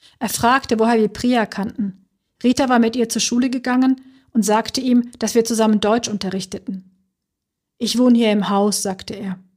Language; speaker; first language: German; early bilingual, other home language; Turkish